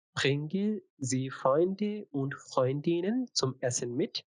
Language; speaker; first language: German; non-native, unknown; Bangla